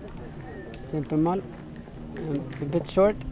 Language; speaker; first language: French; non-native, learner; English